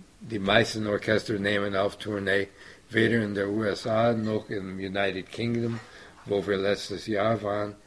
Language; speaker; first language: German; non-native, fluent; English